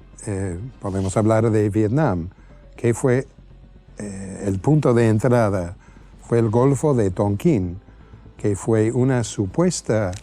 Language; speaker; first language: Spanish; non-native, fluent; English